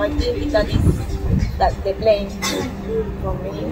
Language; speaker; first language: English; non-native, learner; Spanish